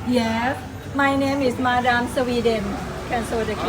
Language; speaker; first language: English; non-native, learner; Thai